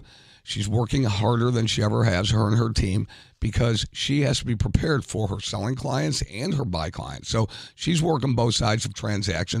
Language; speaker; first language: English; native; English